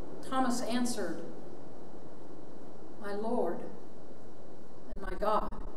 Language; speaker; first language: English; native; English